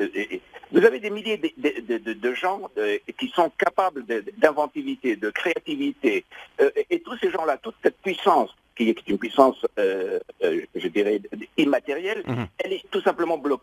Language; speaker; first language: French; non-native, local second language; Arabic